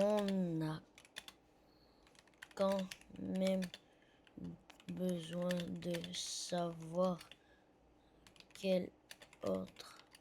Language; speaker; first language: French; non-native, learner; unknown